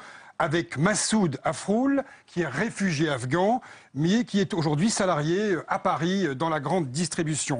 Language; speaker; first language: French; native; French